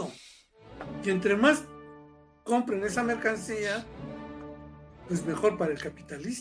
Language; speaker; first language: Spanish; native; Spanish